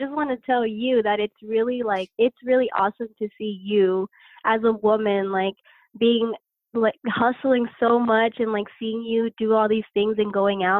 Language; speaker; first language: English; native; English